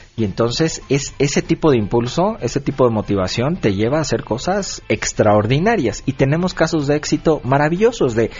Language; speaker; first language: Spanish; native; Spanish